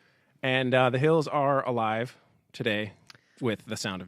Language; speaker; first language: English; native; English